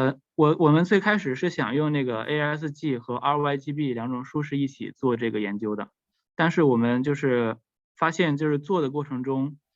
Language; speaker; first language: Chinese; native; Chinese